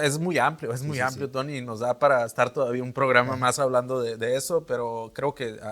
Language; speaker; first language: Spanish; native; Spanish